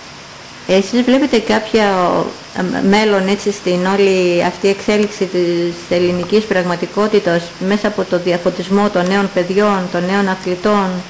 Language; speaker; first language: Greek; native; Greek